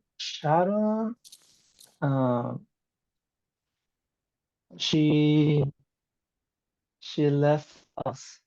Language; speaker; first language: English; non-native, learner; Spanish